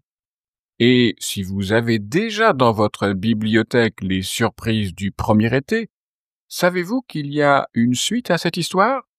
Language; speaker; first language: French; native; French